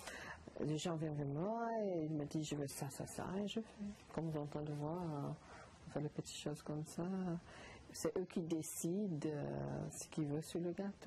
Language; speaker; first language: French; non-native, learner; English